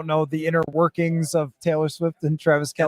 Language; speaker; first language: English; native; English